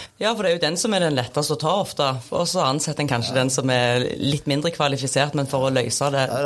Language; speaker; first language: Norwegian; native; Norwegian